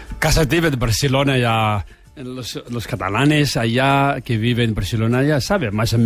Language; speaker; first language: Spanish; non-native, learner; Tibetan